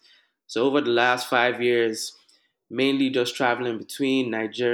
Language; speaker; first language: English; non-native, local second language; Yoruba